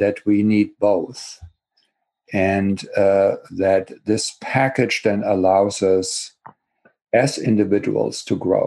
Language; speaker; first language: English; non-native, fluent; German